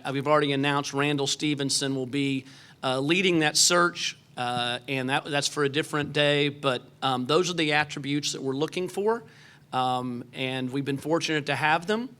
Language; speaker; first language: English; native; English